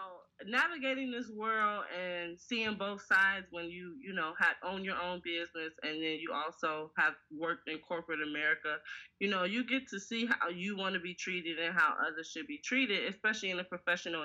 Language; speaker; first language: English; native; English